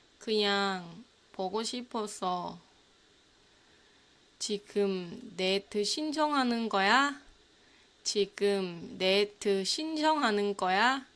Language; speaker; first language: Korean; non-native, fluent; Thai